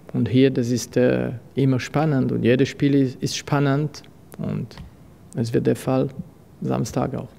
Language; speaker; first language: German; non-native, fluent; French